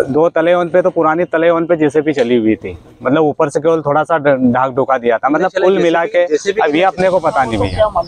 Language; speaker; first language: Hindi; native; Hindi